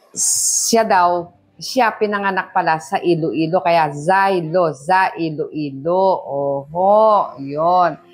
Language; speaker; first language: Filipino; non-native, local second language; Pampanga